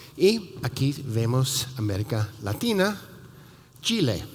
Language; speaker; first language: Spanish; non-native, fluent; English